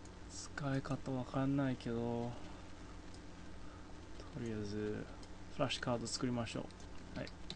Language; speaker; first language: Japanese; non-native, fluent; English